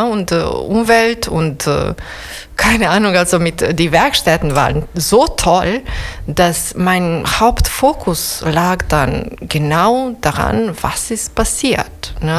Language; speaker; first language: German; non-native, fluent; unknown